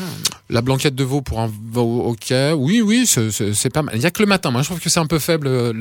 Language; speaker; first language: French; native; French